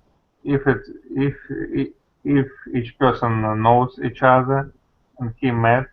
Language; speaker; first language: English; non-native, learner; Russian